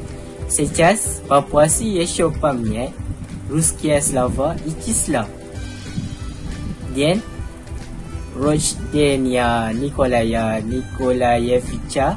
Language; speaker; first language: Russian; non-native, learner; Malay